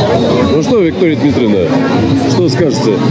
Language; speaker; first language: Russian; native; Russian